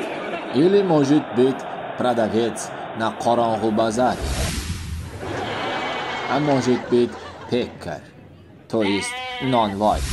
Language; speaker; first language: Russian; non-native, local second language; Uzbek